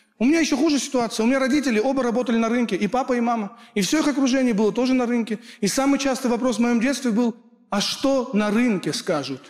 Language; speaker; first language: Russian; early bilingual, other home language; Kurdish